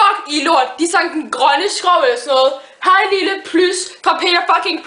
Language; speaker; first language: Danish; native; Danish